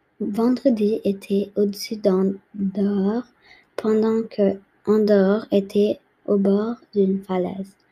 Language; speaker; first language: French; non-native, learner; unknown